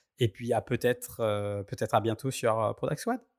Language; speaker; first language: French; native; French